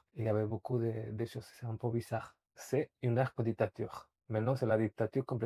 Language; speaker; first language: French; non-native, fluent; Spanish